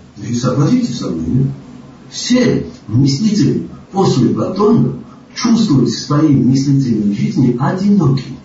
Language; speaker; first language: Russian; non-native, local second language; Georgian